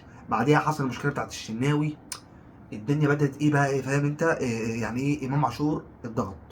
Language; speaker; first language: Arabic; native; Arabic